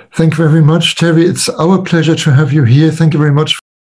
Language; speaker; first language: English; non-native, fluent; German